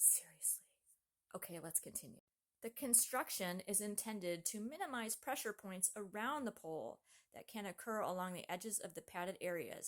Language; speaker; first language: English; native; English